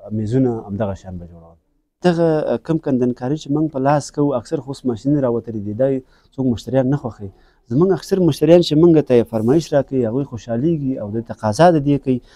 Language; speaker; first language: Pashto; non-native, local second language; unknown